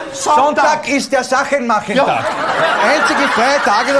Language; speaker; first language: German; native; German